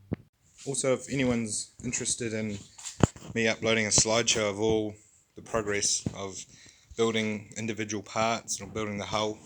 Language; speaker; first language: English; native; English